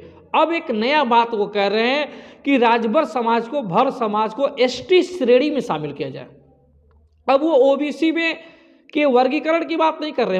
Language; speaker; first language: Hindi; native; Hindi